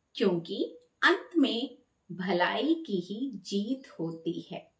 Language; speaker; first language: Hindi; non-native, local second language; Malayalam